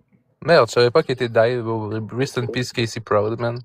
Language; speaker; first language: French; native; French